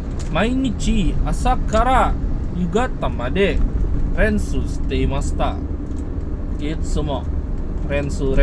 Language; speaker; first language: Japanese; non-native, learner; Indonesian